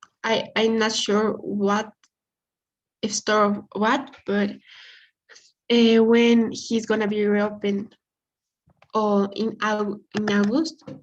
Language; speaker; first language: English; non-native, learner; Spanish